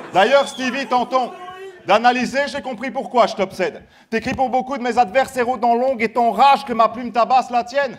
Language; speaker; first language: French; native; French